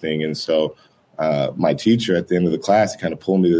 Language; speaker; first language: English; native; English